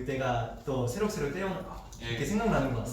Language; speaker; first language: Korean; native; Korean